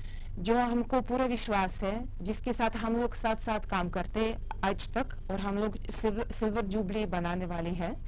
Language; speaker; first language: Hindi; non-native, fluent; Russian